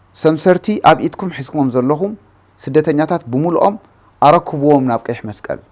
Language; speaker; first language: Tigrinya; native; Tigrinya